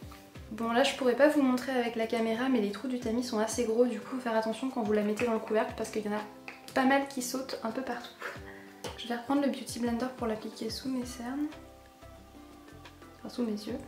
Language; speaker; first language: French; native; French